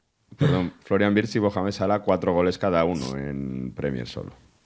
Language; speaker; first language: Spanish; native; Spanish